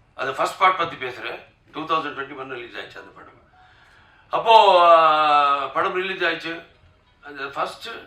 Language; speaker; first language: Tamil; non-native, local second language; Telugu